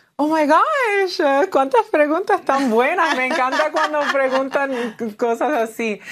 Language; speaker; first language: Spanish; early bilingual, heritage; Spanish